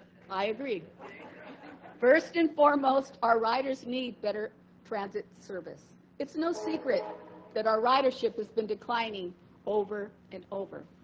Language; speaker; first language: English; early bilingual, other home language; Spanish